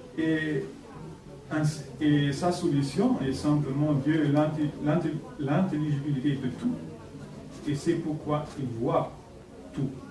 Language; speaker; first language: French; non-native, fluent; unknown